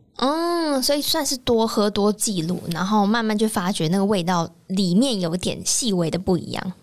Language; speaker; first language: Chinese; native; Chinese